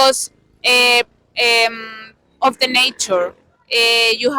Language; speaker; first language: English; non-native, learner; Spanish